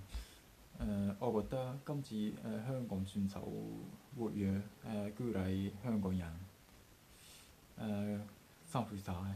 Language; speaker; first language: Cantonese; non-native, learner; Japanese